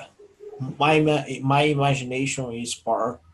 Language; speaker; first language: English; non-native, learner; Portuguese